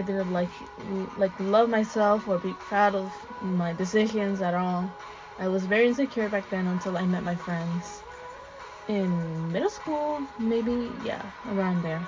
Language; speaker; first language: English; non-native, fluent; Spanish